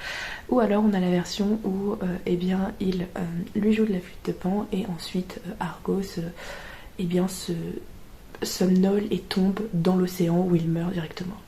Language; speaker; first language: French; native; French